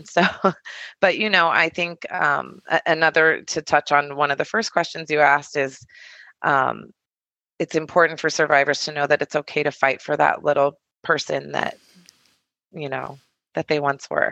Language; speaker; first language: English; native; English